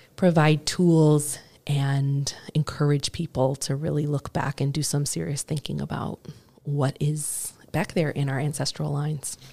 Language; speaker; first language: English; native; English